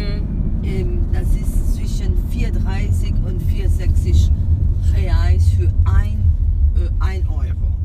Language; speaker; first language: German; non-native, fluent; Portuguese